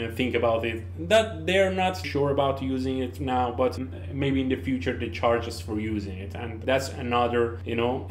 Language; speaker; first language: English; non-native, learner; Persian